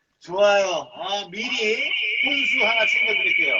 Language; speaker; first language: Korean; native; Korean